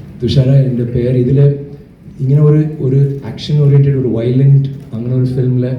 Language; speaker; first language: Malayalam; non-native, fluent; Tamil